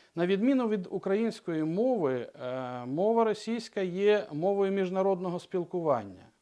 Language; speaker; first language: Ukrainian; non-native, local second language; Russian